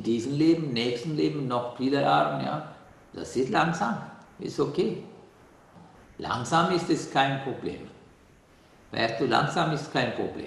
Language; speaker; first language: German; non-native, learner; Sinhala